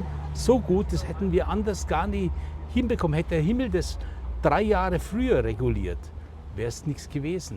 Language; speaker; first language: German; native; German